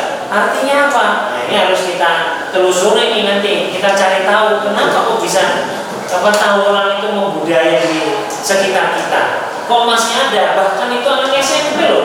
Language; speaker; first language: Indonesian; native; Indonesian